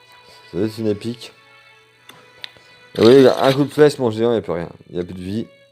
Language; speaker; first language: French; native; French